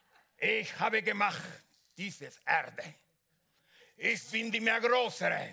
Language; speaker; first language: German; non-native, learner; Spanish